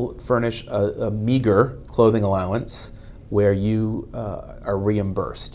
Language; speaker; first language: English; native; English